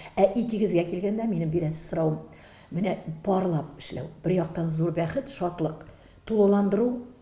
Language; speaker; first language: Tatar; native; Tatar